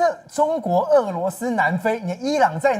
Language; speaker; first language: Chinese; native; Chinese